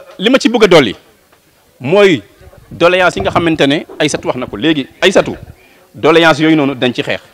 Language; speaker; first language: Wolof; non-native, local second language; Serer